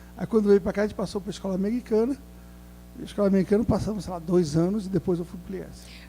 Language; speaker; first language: Portuguese; native; Portuguese